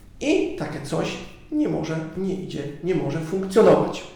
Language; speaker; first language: Polish; early bilingual, heritage; Polish